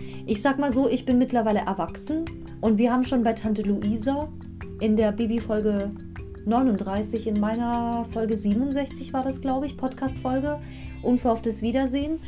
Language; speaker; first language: German; native; German